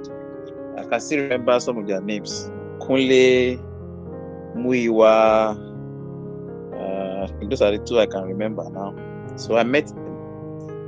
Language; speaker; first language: English; non-native, local second language; Yoruba